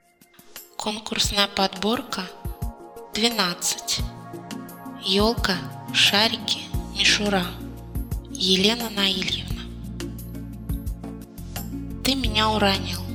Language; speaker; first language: Russian; native; Russian